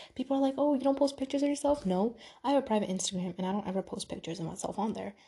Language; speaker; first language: English; early bilingual, other home language; Urdu